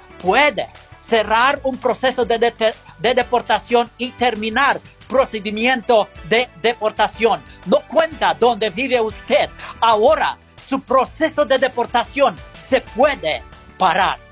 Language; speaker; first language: Spanish; non-native, learner; English